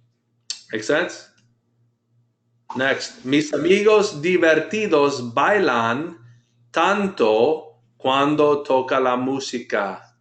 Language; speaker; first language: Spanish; non-native, fluent; English